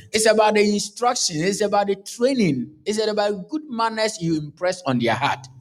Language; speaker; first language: English; non-native, local second language; Akan